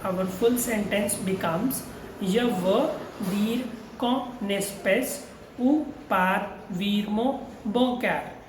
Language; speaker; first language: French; non-native, fluent; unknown